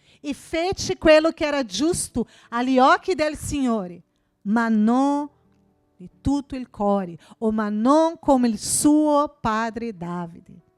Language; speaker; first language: Italian; non-native, fluent; Portuguese